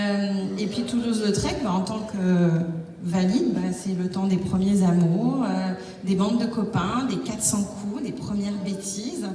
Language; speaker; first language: French; native; French